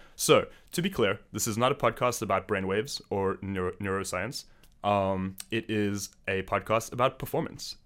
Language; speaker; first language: English; native; English